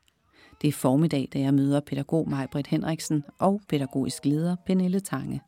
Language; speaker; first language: Danish; native; Danish